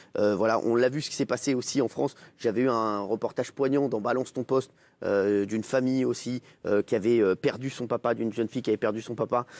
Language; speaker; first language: French; native; French